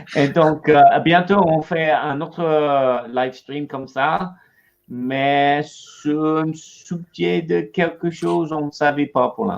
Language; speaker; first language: French; non-native, learner; English